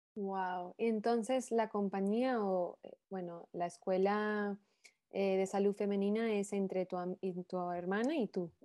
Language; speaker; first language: Spanish; early bilingual, heritage; Spanish